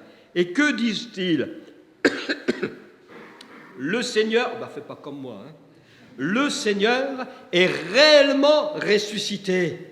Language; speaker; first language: French; native; French